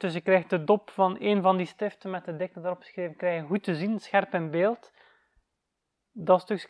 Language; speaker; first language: Dutch; native; Dutch